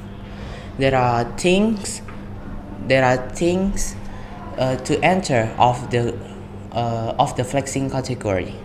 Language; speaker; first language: English; non-native, learner; Indonesian